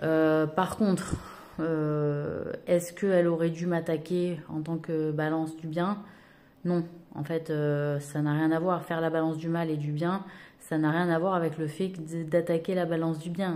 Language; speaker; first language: French; native; French